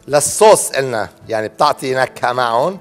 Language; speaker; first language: Arabic; native; Arabic